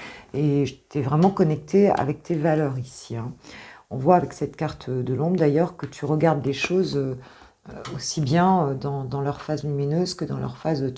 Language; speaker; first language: French; native; French